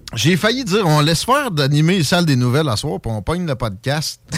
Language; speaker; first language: French; native; French